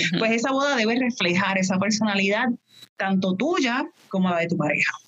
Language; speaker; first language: Spanish; native; Spanish